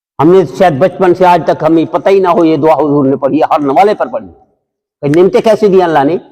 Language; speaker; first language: Urdu; non-native, local second language; Punjabi